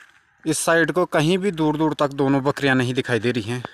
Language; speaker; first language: Hindi; native; Hindi